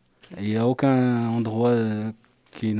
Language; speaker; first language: French; non-native, learner; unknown